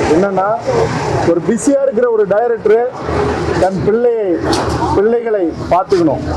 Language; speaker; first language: Tamil; native; Tamil